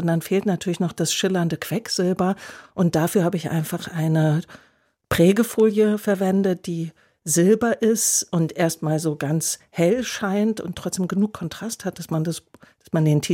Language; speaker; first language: German; native; German